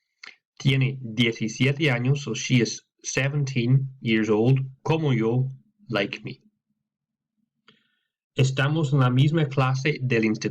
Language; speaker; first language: Spanish; non-native, fluent; English